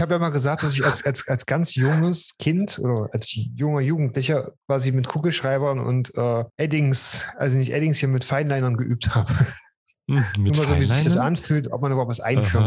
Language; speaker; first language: German; native; German